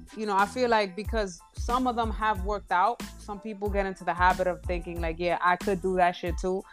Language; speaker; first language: English; early bilingual, other home language; Spanish